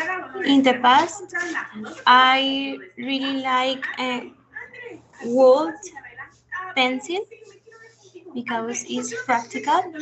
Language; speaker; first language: English; non-native, learner; Spanish